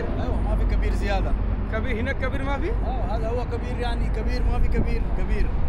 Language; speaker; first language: Arabic; non-native, learner; Bangla